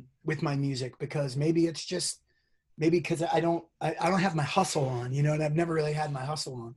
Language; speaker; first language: English; native; English